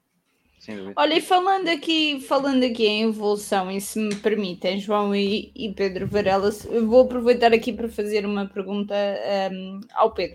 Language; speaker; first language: Portuguese; native; Portuguese